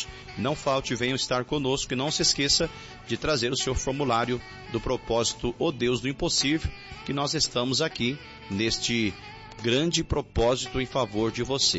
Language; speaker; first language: Portuguese; native; Portuguese